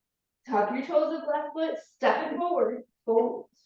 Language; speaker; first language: English; native; English